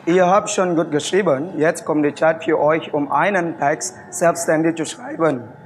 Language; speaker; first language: German; non-native, fluent; Indonesian